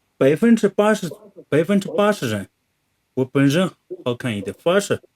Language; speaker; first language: Chinese; non-native, local second language; Tibetan